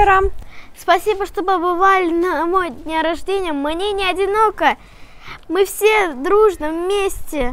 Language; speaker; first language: Russian; native; Russian